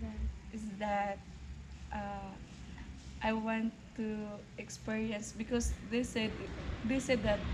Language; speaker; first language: English; non-native, local second language; Filipino